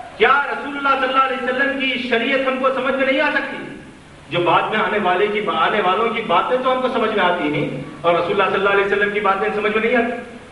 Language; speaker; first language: Urdu; native; Urdu